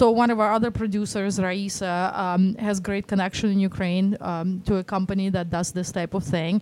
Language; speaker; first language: English; non-native, fluent; Russian